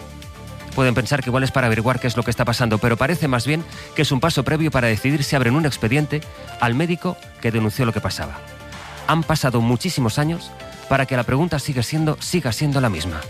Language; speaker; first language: Spanish; native; Spanish